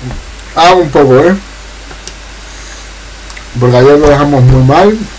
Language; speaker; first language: Spanish; native; Spanish